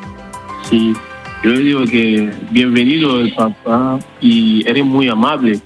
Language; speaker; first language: Spanish; non-native, learner; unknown